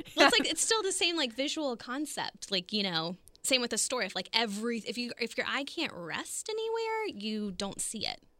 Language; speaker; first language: English; native; English